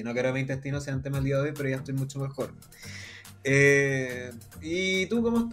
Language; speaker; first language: Spanish; native; Spanish